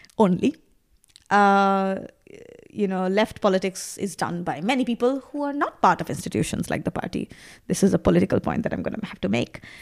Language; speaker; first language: English; non-native, local second language; Bangla